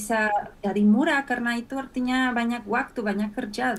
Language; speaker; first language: Indonesian; non-native, fluent; Spanish